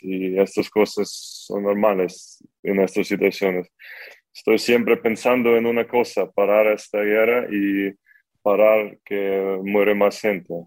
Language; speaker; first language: Spanish; non-native, learner; Ukrainian